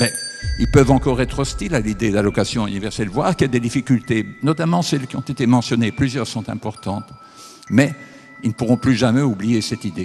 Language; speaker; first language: French; native; French